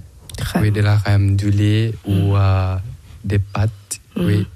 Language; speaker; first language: French; non-native, learner; Thai